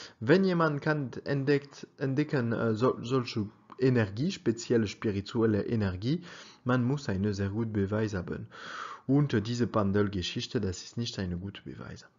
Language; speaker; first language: German; non-native, learner; French